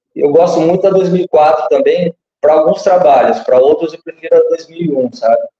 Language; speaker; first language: Portuguese; native; Portuguese